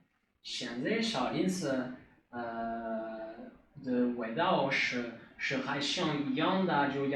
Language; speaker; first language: Chinese; non-native, learner; French